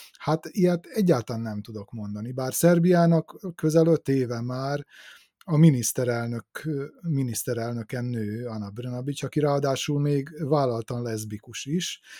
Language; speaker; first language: Hungarian; native; Hungarian